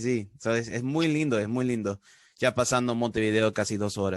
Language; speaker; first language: Spanish; early bilingual, heritage; Spanish